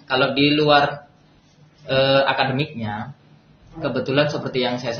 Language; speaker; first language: Indonesian; native; Indonesian